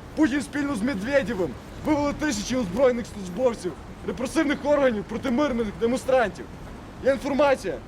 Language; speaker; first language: Ukrainian; native; Ukrainian